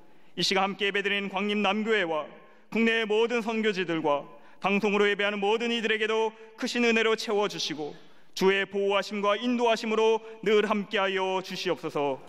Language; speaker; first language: Korean; native; Korean